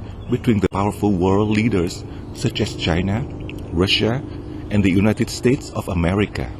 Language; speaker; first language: English; non-native, fluent; Vietnamese